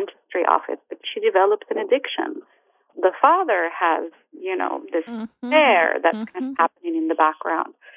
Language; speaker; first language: English; non-native, fluent; Arabic